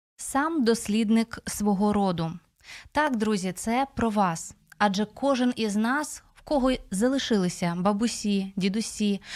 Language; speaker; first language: Ukrainian; native; Ukrainian